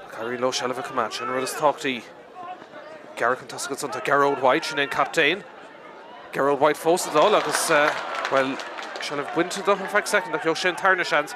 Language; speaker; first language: Irish; native; Irish